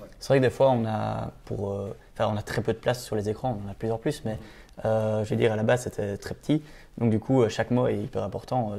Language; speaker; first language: French; native; French